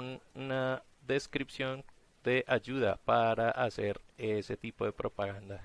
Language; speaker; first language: Spanish; native; Spanish